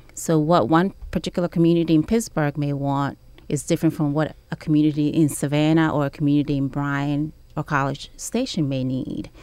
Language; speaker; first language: English; early bilingual, other home language; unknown